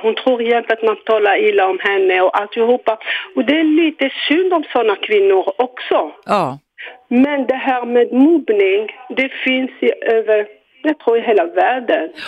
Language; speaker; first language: Swedish; non-native, fluent; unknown